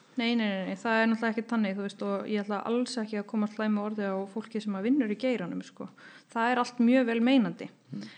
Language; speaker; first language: Icelandic; non-native, fluent; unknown